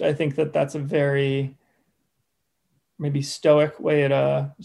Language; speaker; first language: English; native; English